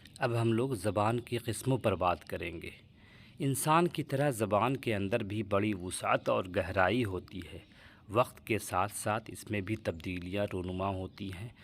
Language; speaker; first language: Urdu; native; Urdu